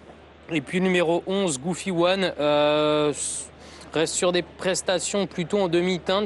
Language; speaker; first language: French; native; French